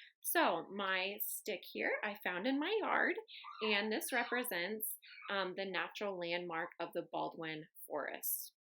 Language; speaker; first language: English; native; English